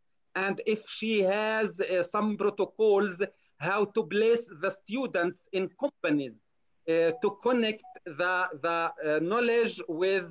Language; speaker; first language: English; non-native, learner; Arabic